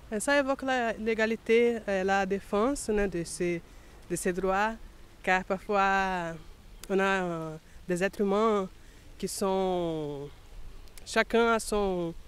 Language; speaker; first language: French; non-native, fluent; Portuguese